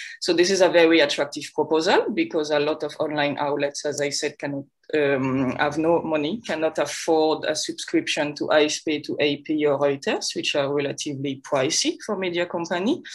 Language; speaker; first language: English; non-native, fluent; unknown